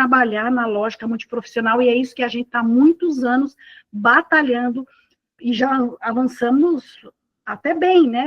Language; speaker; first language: Portuguese; native; Portuguese